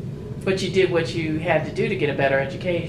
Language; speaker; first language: English; native; English